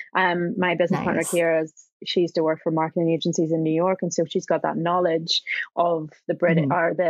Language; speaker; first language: English; native; English